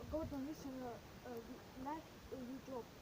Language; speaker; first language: English; non-native, learner; Tajik